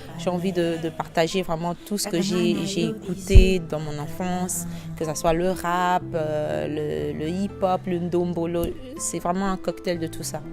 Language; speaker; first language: French; non-native, local second language; Lingala